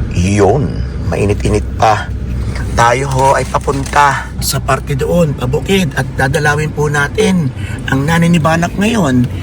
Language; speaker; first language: Filipino; native; Filipino